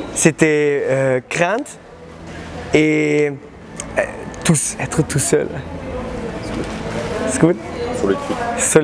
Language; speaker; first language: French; non-native, learner; German